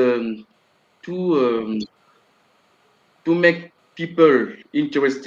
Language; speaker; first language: English; non-native, learner; French